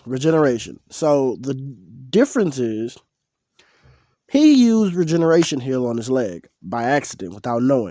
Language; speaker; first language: English; native; English